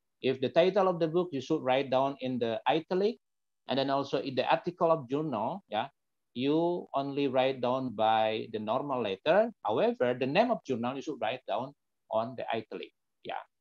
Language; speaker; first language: English; non-native, fluent; Indonesian